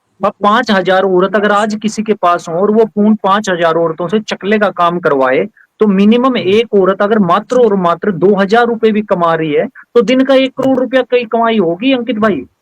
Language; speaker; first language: Hindi; native; Hindi